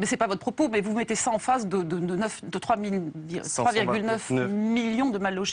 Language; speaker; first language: French; native; French